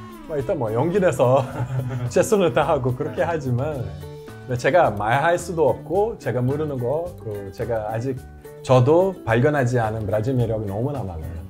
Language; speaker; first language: Korean; non-native, fluent; Portuguese